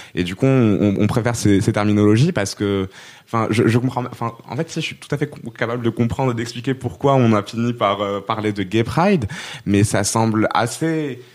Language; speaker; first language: French; non-native, local second language; Arabic